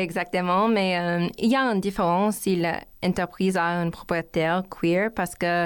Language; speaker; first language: French; non-native, learner; English